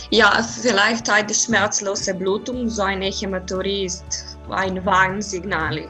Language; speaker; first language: German; non-native, learner; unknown